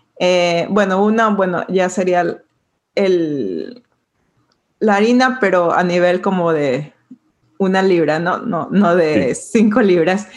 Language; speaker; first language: Spanish; native; Spanish